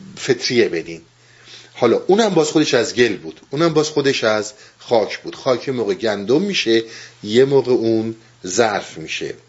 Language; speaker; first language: Persian; native; Persian